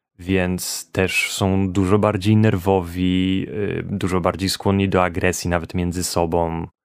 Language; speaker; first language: Polish; native; Polish